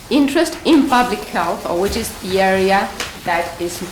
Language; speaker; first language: English; non-native, fluent; Spanish